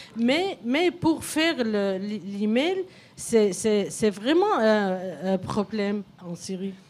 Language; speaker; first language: French; non-native, learner; Arabic